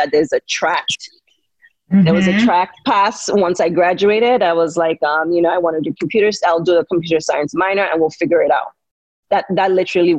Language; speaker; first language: English; non-native, local second language; Yoruba